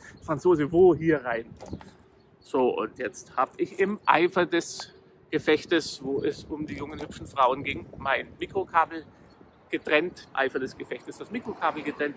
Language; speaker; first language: German; native; German